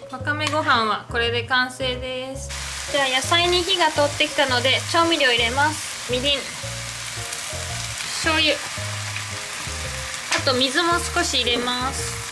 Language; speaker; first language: Japanese; native; Japanese